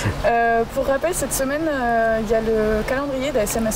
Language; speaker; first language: French; native; French